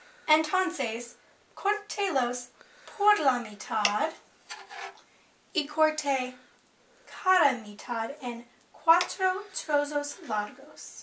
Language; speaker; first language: Spanish; non-native, learner; English